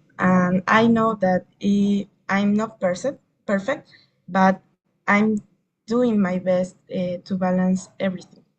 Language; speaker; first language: English; non-native, learner; Spanish